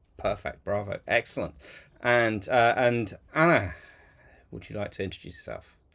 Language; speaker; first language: English; native; English